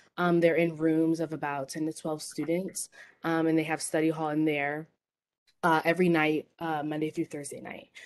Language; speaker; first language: English; native; English